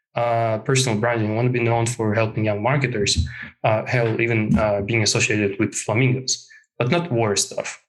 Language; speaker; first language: English; non-native, fluent; Russian